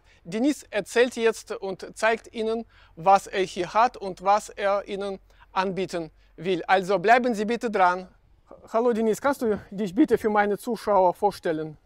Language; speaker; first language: German; non-native, fluent; Russian